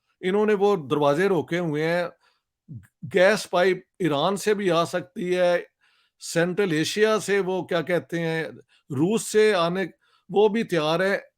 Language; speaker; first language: Urdu; non-native, local second language; Punjabi